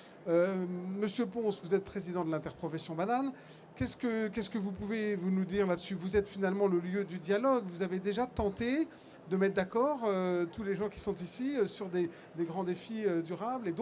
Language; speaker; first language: French; native; French